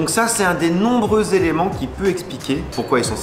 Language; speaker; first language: French; native; French